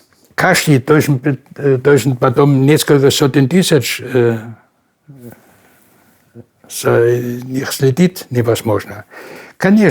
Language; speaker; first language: Russian; non-native, fluent; German